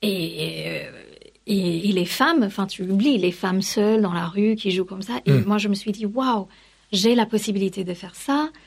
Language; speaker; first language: French; non-native, fluent; Kannada